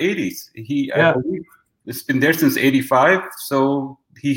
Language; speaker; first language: English; non-native, local second language; Hindi